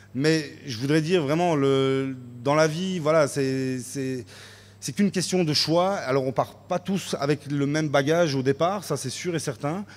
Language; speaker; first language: French; native; French